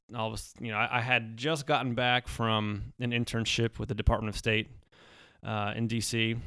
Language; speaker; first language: English; early bilingual, other home language; Polish